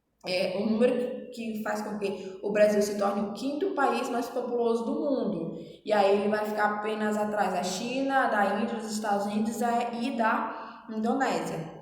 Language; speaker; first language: Portuguese; native; Portuguese